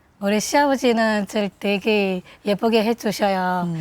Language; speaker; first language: Korean; non-native, learner; Chinese